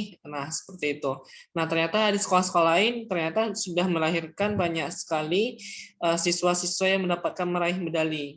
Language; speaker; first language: Indonesian; non-native, local second language; Minangkabau